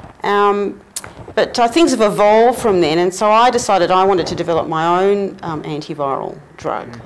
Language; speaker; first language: English; native; English